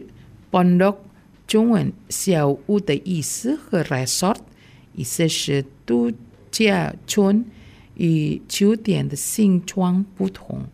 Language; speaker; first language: Chinese; non-native, fluent; Indonesian